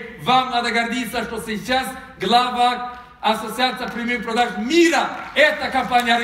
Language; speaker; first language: Russian; non-native, fluent; Swedish